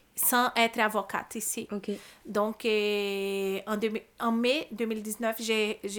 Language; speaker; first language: French; non-native, fluent; Portuguese